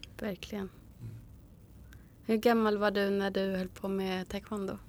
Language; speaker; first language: Swedish; native; Swedish